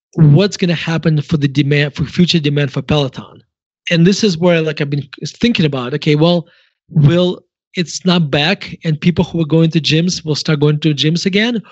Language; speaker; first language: English; non-native, fluent; Russian